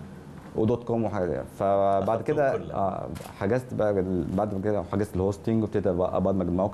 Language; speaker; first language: Arabic; native; Arabic